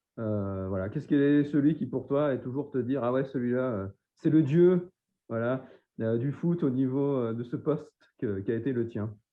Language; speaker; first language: French; native; French